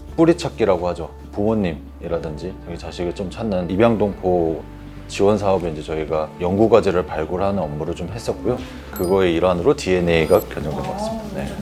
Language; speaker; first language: Korean; early bilingual, heritage; Korean